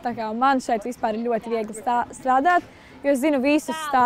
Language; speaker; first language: Latvian; native; Latvian